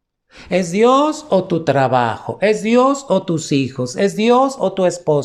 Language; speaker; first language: Spanish; native; Spanish